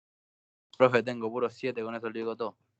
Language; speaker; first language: Spanish; native; Spanish